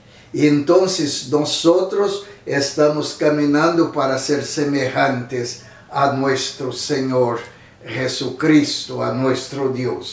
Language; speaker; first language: Spanish; non-native, fluent; Portuguese